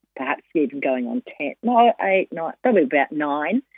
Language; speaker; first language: English; native; English